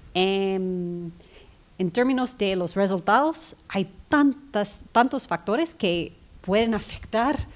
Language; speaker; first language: Spanish; early bilingual, heritage; Spanish